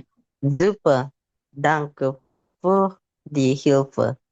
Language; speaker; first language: German; non-native, learner; Indonesian